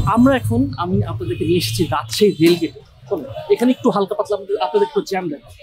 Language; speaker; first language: Bangla; native; Bangla